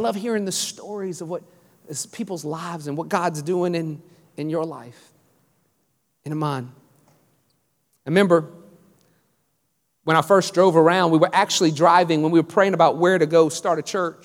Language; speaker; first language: English; native; English